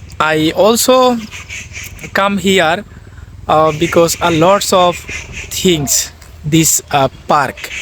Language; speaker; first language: English; non-native, learner; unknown